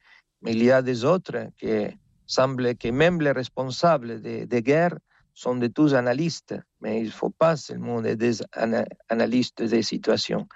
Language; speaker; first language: French; non-native, fluent; Spanish